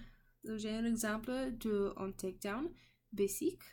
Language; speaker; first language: French; non-native, learner; English